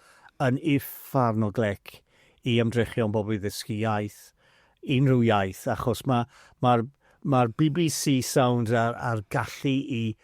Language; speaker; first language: Welsh; non-native, fluent; English